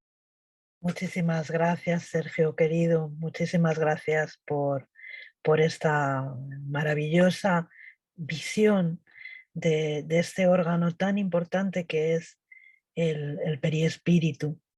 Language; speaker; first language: Spanish; native; Spanish